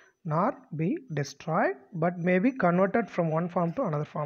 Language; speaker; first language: English; non-native, local second language; Tamil